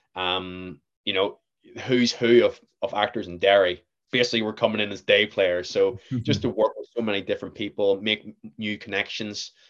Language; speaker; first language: English; native; English